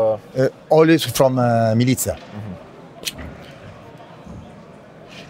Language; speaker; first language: English; non-native, learner; Italian